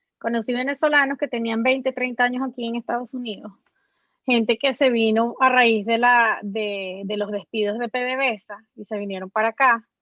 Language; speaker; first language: Spanish; native; Spanish